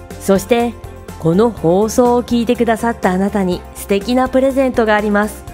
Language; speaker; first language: Japanese; native; Japanese